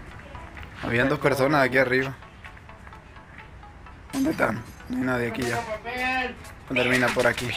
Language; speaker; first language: Spanish; native; Spanish